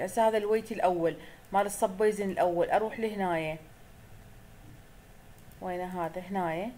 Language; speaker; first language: Arabic; native; Arabic